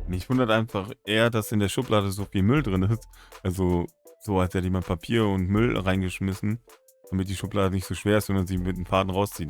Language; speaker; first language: German; native; German